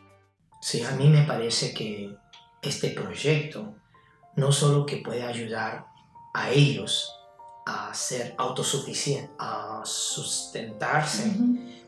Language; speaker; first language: Spanish; non-native, fluent; Chinese